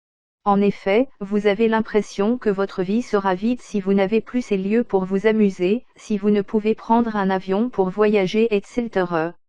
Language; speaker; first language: French; native; French